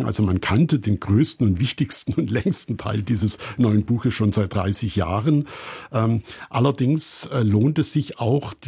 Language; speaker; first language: German; native; German